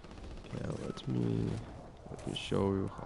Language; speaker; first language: English; non-native, learner; Ukrainian